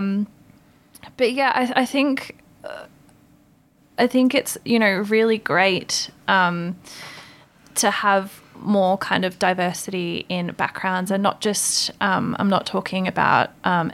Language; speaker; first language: English; native; English